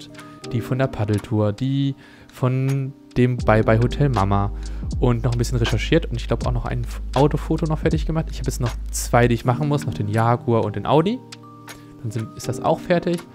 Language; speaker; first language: German; native; German